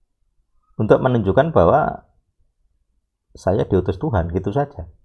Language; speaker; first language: Indonesian; native; Indonesian